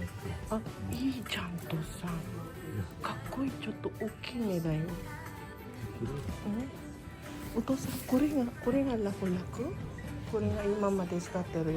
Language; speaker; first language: Japanese; non-native, fluent; Filipino